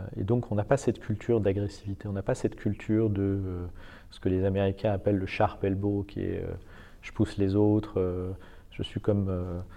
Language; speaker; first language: French; non-native, fluent; Persian